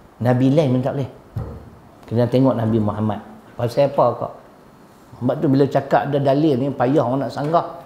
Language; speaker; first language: Malay; native; Malay